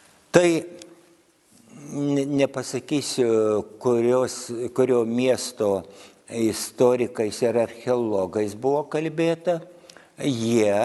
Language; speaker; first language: Lithuanian; native; Lithuanian